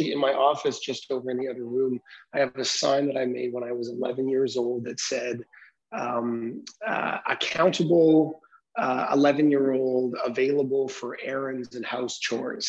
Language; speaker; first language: English; native; English